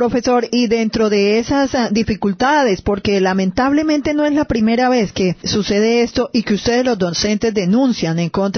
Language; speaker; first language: Spanish; native; Spanish